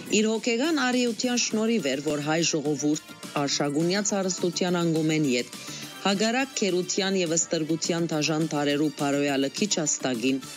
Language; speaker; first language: Armenian; early bilingual, heritage; Armenian